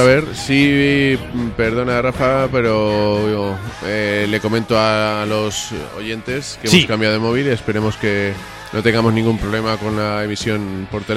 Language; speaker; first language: Spanish; native; Spanish